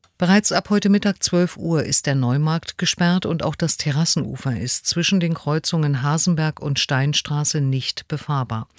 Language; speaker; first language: German; native; German